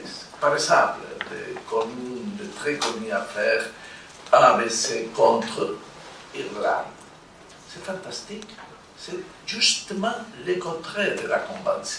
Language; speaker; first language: French; non-native, fluent; Spanish